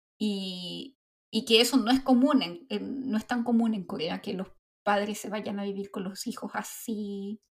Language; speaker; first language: Spanish; native; Spanish